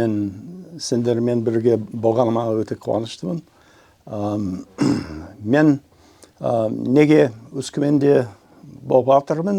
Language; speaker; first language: Kazakh; non-native, learner; English